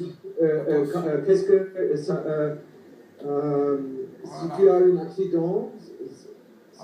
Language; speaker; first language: French; non-native, fluent; German